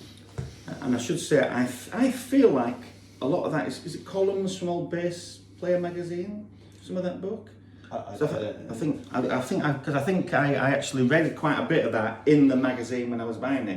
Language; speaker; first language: English; native; English